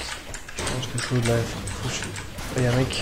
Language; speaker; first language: French; native; French